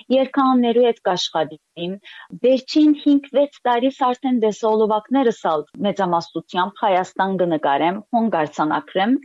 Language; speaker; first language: Armenian; early bilingual, heritage; Armenian